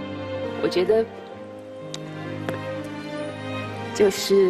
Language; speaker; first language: Chinese; native; Chinese